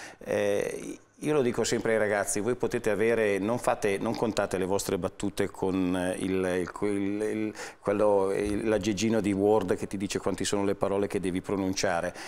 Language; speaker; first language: Italian; native; Italian